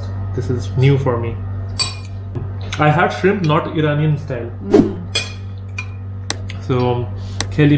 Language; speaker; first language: English; non-native, local second language; Hindi